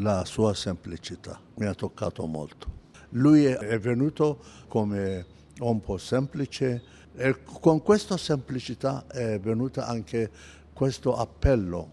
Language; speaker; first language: Italian; non-native, fluent; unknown